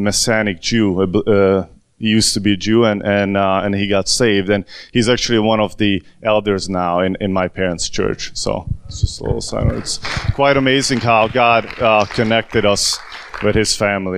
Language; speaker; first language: English; non-native, fluent; Hungarian